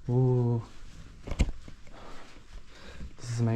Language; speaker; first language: English; non-native, learner; Korean